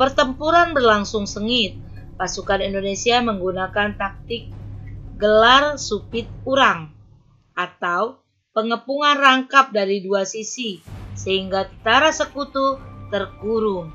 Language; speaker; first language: Indonesian; native; Indonesian